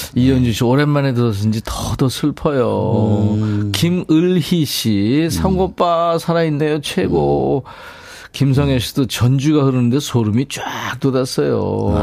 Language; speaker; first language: Korean; native; Korean